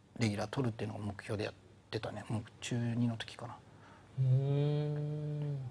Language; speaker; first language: Japanese; native; Japanese